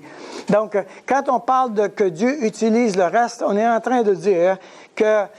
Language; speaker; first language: French; native; French